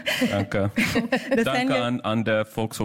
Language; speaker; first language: German; non-native, learner; English